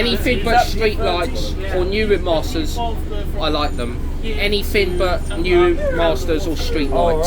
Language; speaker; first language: English; native; English